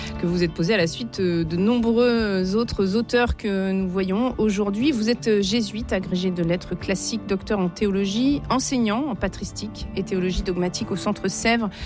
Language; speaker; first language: French; native; French